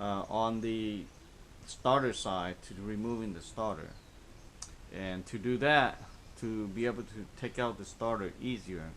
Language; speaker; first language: English; non-native, fluent; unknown